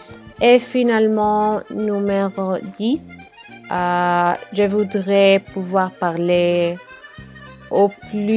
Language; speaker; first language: French; non-native, learner; Arabic